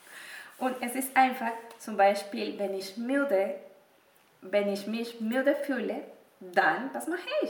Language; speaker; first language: German; non-native, fluent; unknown